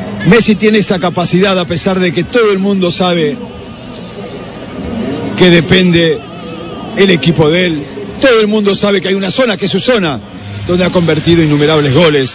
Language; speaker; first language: Spanish; native; Spanish